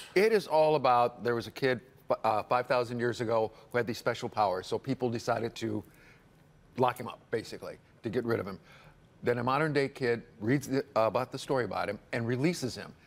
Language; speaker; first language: English; native; English